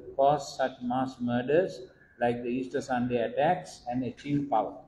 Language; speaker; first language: English; non-native, local second language; Sinhala